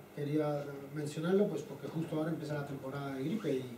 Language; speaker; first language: Spanish; native; Spanish